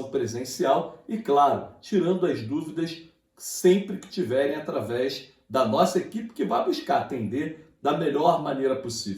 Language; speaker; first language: Portuguese; native; Portuguese